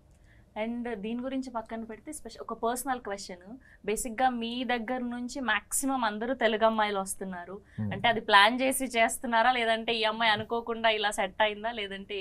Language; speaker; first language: Telugu; native; Telugu